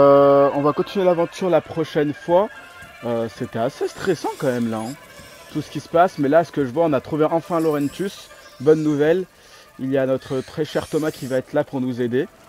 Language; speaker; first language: French; native; French